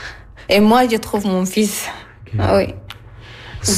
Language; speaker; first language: French; non-native, learner; Arabic